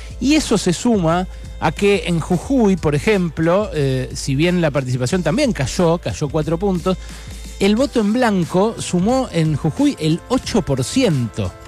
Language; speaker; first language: Spanish; native; Spanish